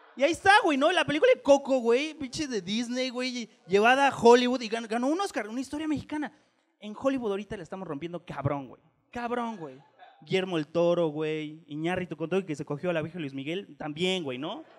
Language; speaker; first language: Spanish; native; Spanish